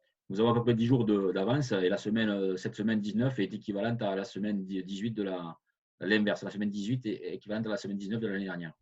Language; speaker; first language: French; native; French